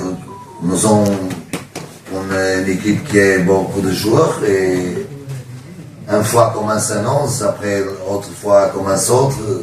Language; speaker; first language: French; non-native, learner; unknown